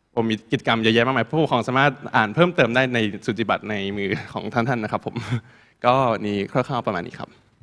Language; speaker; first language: Thai; native; Thai